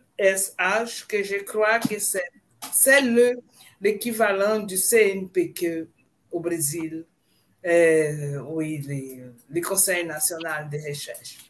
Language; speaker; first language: French; non-native, fluent; Portuguese